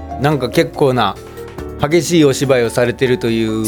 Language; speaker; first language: Japanese; native; Japanese